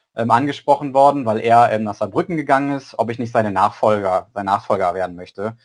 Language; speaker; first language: German; native; German